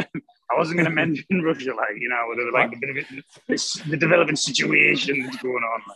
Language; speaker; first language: English; native; English